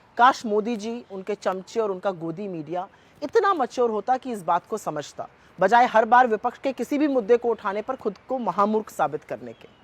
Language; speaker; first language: Hindi; native; Hindi